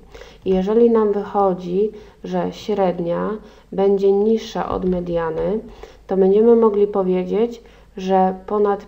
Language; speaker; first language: Polish; native; Polish